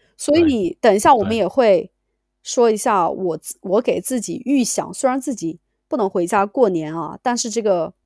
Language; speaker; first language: Chinese; native; Chinese